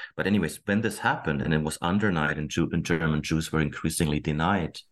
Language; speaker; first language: English; non-native, fluent; German